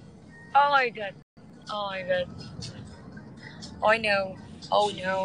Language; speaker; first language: English; non-native, learner; Indonesian